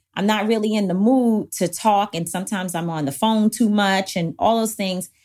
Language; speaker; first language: English; native; English